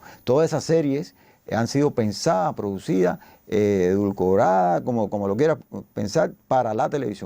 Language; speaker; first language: Spanish; native; Spanish